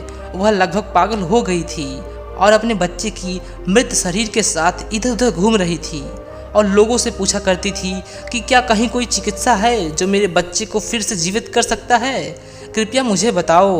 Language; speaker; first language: Hindi; native; Hindi